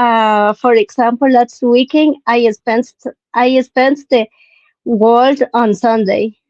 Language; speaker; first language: English; non-native, learner; Spanish